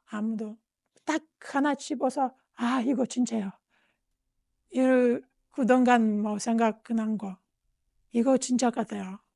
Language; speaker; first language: Korean; non-native, fluent; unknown